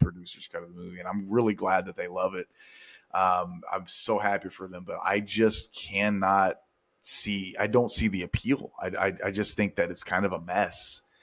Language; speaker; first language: English; native; English